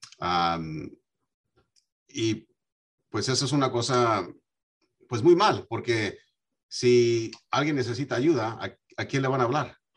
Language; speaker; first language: Spanish; early bilingual, heritage; Spanish